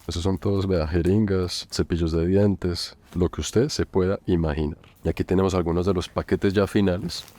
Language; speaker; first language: Spanish; native; Spanish